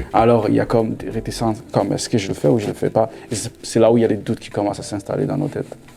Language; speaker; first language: French; non-native, local second language; Lingala